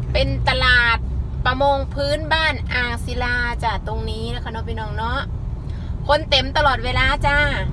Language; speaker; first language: Thai; native; Thai